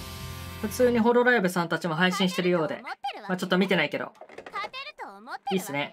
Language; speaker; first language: Japanese; native; Japanese